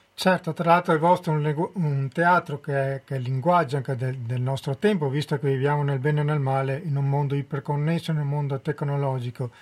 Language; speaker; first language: Italian; native; Italian